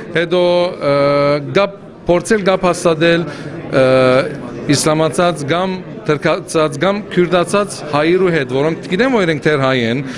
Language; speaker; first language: Armenian; native; Armenian